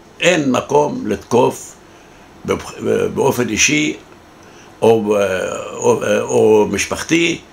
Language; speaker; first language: Hebrew; non-native, local second language; Arabic